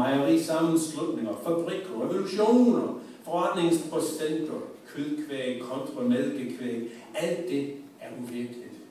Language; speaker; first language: Danish; non-native, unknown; English